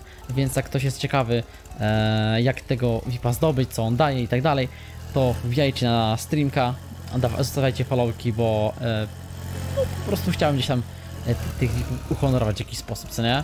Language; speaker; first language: Polish; native; Polish